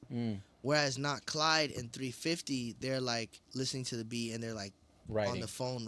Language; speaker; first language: English; native; English